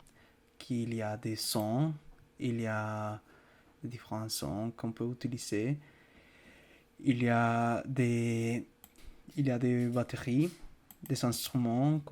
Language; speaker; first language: French; non-native, fluent; Spanish